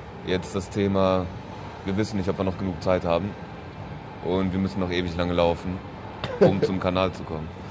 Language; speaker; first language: German; native; German